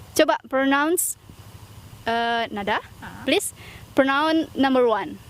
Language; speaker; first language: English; non-native, fluent; Indonesian